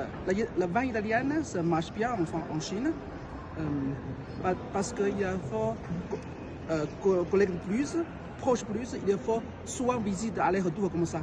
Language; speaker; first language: French; non-native, learner; Chinese